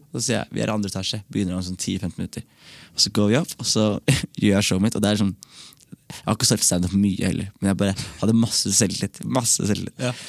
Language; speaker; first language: Norwegian; early bilingual, other home language; Somali